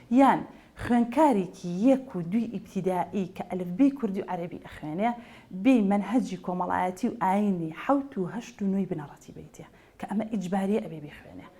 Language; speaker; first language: Central Kurdish; native; Central Kurdish